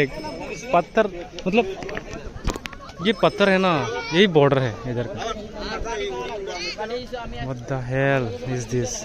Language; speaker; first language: Hindi; non-native, local second language; Kok Borok